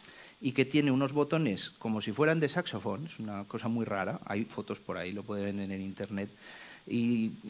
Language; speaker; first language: Spanish; native; Spanish